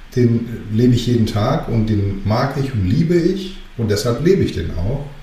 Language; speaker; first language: German; early bilingual, other home language; Greek